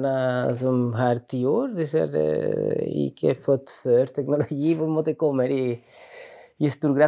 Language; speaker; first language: Norwegian; non-native, fluent; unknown